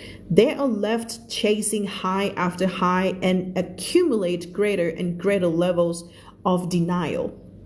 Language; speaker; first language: English; non-native, fluent; Thai